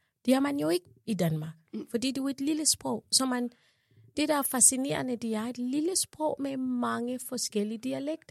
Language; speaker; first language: Danish; non-native, fluent; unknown